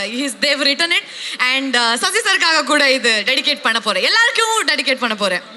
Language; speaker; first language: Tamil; non-native, local second language; Kannada